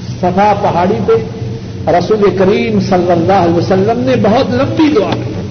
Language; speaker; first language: Urdu; non-native, local second language; Punjabi